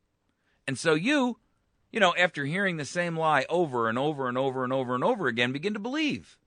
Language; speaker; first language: English; native; English